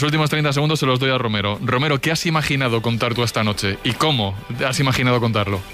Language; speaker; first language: Spanish; native; Spanish